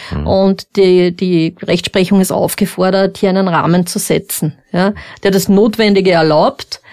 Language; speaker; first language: German; native; German